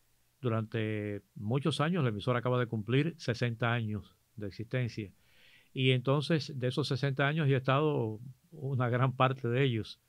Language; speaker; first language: Spanish; native; Spanish